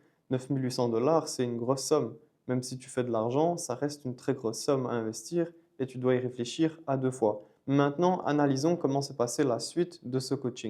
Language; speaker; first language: French; native; French